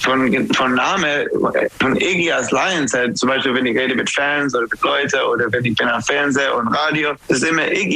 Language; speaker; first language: German; non-native, learner; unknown